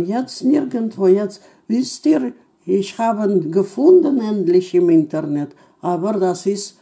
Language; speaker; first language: German; non-native, fluent; Russian